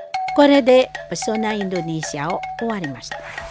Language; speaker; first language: Japanese; non-native, fluent; Indonesian